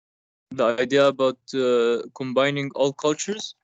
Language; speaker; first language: English; non-native, fluent; Arabic